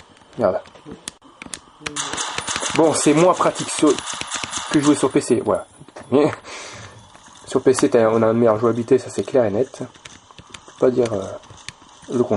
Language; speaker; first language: French; native; French